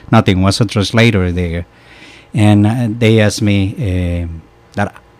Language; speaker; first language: English; non-native, fluent; Spanish